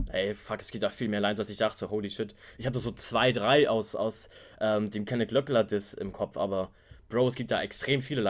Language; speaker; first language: German; native; German